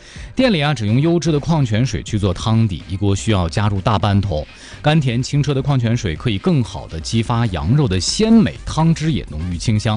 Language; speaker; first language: Chinese; native; Chinese